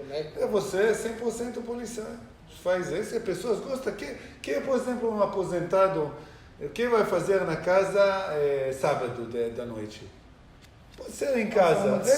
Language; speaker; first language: Portuguese; non-native, learner; Hebrew